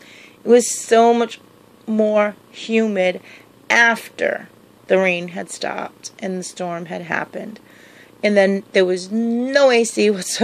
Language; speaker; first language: English; native; English